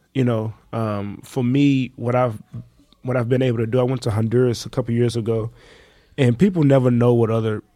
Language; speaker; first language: English; native; English